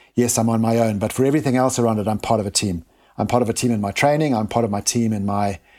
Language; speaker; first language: English; native; English